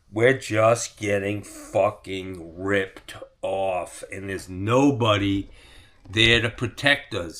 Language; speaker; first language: English; native; English